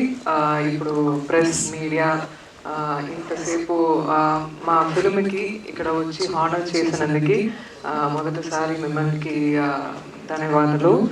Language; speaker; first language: Telugu; non-native, learner; Tamil